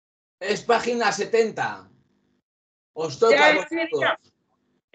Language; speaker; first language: Spanish; native; Spanish